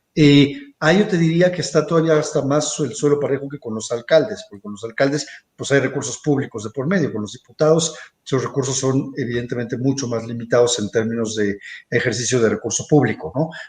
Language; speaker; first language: Spanish; native; Spanish